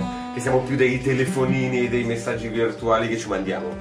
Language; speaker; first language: Italian; native; Italian